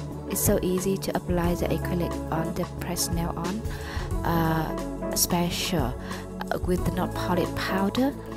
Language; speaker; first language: English; non-native, learner; Vietnamese